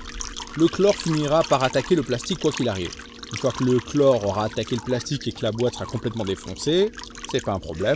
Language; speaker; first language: French; native; French